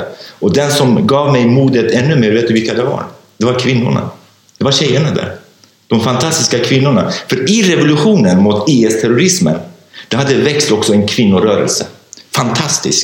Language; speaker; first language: Swedish; non-native, fluent; Kurdish